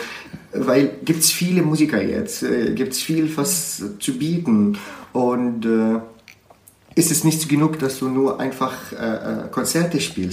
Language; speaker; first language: German; non-native, learner; Arabic